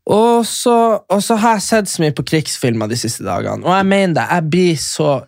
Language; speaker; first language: Norwegian; native; Norwegian